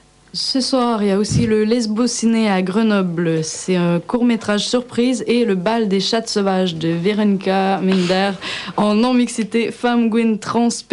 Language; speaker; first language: French; native; French